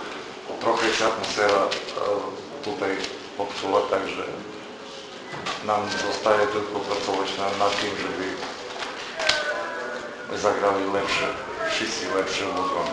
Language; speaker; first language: Polish; non-native, learner; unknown